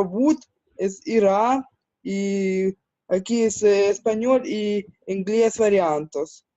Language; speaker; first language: Spanish; non-native, learner; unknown